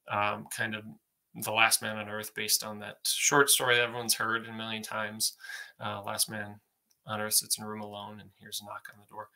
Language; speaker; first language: English; native; English